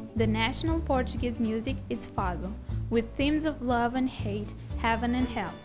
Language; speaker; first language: English; non-native, fluent; Portuguese